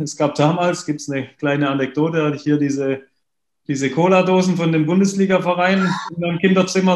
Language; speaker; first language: German; native; German